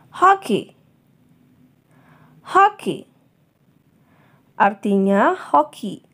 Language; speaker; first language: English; non-native, fluent; Indonesian